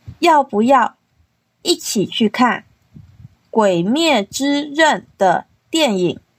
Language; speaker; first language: Chinese; non-native, learner; Korean